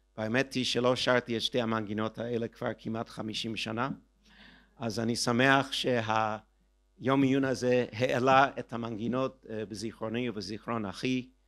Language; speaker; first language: Hebrew; non-native, fluent; English